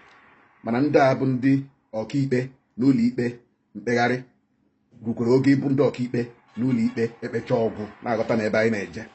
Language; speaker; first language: Igbo; native; Igbo